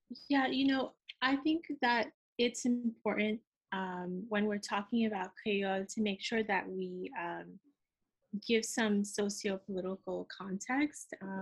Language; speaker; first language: English; early bilingual, other home language; Haitian Creole